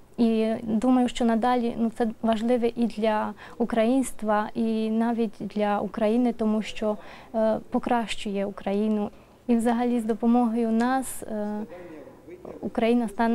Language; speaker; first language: Ukrainian; early bilingual, heritage; Ukrainian